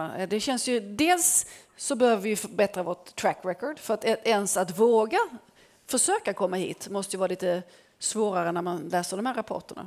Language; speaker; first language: Swedish; native; Swedish